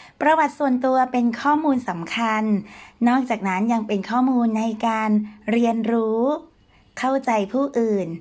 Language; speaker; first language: Thai; native; Thai